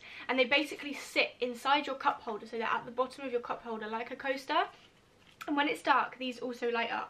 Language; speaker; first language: English; native; English